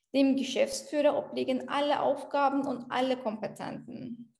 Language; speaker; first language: German; non-native, fluent; Turkish